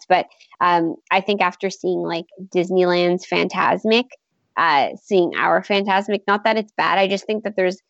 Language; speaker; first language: English; native; English